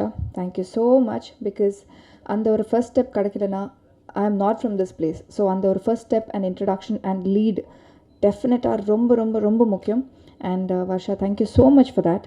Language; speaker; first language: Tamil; non-native, learner; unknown